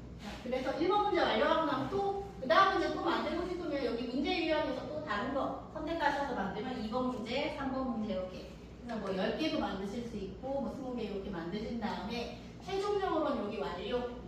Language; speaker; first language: Korean; native; Korean